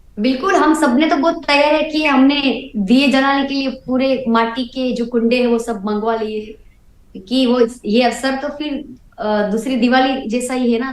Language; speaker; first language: Hindi; non-native, local second language; Gujarati